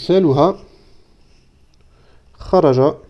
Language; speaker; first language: Arabic; non-native, fluent; French